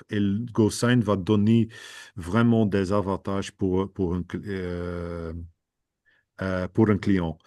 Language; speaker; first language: French; non-native, fluent; Dutch